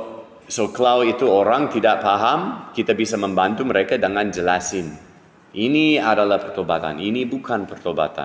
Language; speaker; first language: Indonesian; non-native, fluent; English